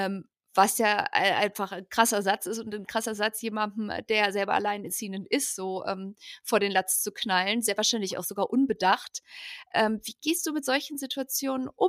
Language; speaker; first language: German; native; German